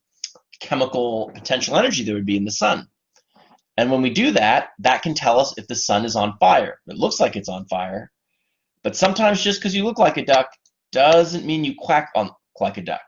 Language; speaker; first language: English; native; English